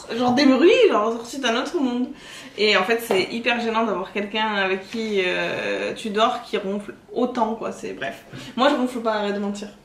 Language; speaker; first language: French; native; French